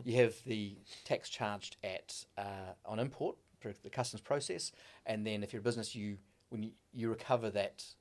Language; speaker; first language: English; native; English